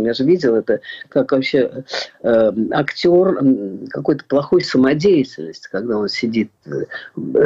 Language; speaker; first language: Russian; native; Russian